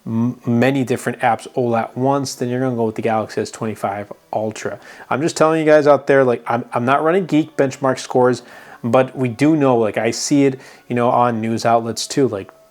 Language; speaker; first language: English; native; English